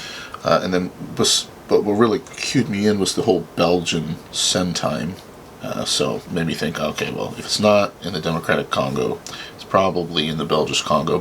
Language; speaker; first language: English; native; English